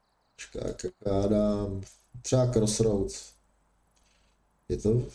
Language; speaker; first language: Czech; native; Czech